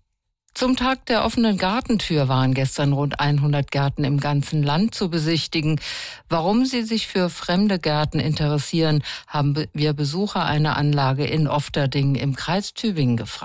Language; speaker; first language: German; native; German